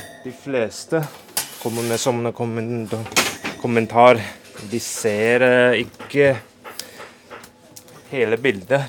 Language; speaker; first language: Norwegian; non-native, fluent; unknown